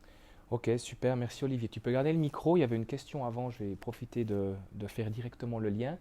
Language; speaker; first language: French; native; French